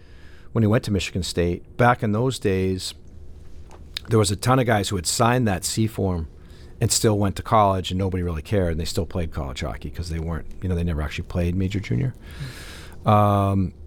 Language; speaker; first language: English; native; English